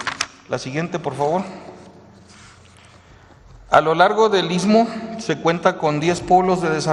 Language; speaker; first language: Spanish; native; Spanish